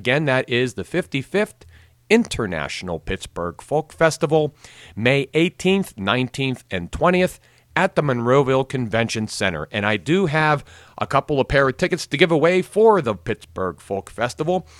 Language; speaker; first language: English; native; English